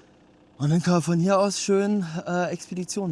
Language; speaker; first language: German; native; German